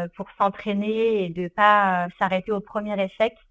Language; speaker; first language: French; native; French